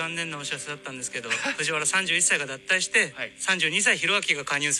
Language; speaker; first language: Japanese; native; Japanese